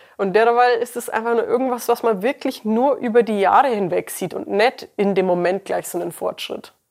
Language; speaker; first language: German; early bilingual, other home language; English